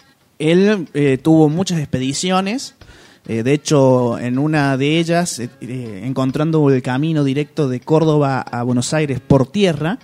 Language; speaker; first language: Spanish; native; Spanish